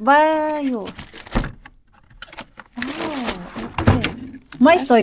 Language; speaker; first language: Finnish; non-native, learner; Filipino